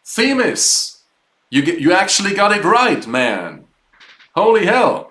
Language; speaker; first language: English; non-native, fluent; German